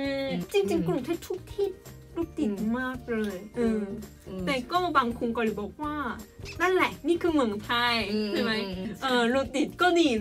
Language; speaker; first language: Thai; non-native, learner; Korean